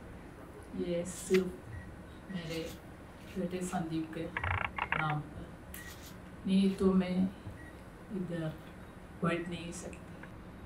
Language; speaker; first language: Hindi; non-native, local second language; Malayalam